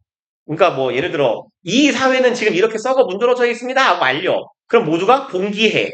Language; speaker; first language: Korean; native; Korean